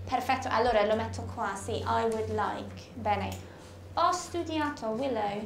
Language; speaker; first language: Italian; non-native, fluent; English